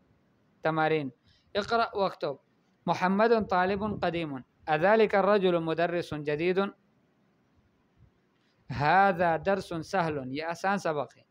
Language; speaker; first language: Arabic; non-native, fluent; Urdu